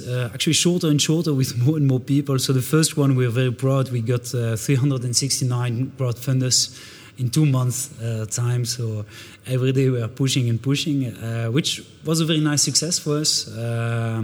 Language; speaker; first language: English; non-native, fluent; French